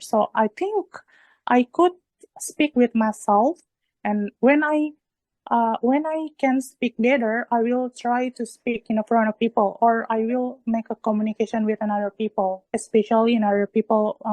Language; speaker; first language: English; non-native, learner; Indonesian